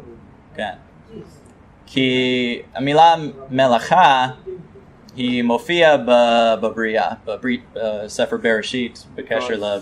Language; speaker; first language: Hebrew; non-native, fluent; English